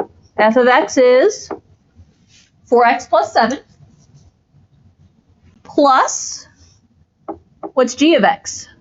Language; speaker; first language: English; native; English